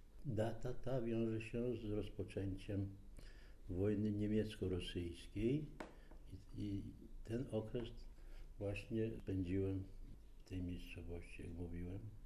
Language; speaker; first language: Polish; native; Polish